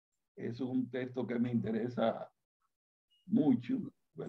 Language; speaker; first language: Spanish; native; Spanish